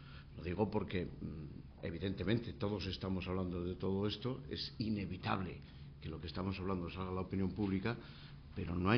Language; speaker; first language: Spanish; native; Spanish